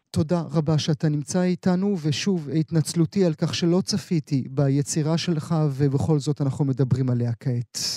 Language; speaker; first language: Hebrew; native; Hebrew